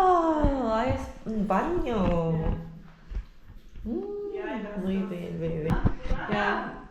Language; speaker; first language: Spanish; non-native, learner; Korean